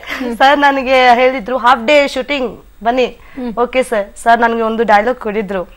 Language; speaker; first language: Kannada; non-native, local second language; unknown